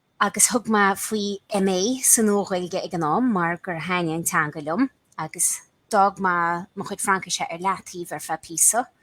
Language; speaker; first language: Irish; native; Irish